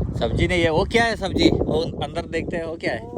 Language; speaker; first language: Hindi; non-native, local second language; Malayalam